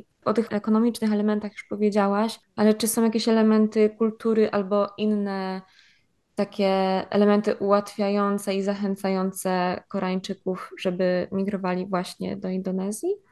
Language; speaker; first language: Polish; native; Polish